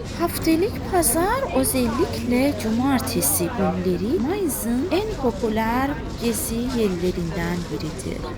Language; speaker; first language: Turkish; non-native, fluent; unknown